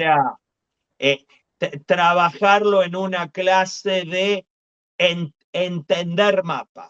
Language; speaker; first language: Spanish; native; Spanish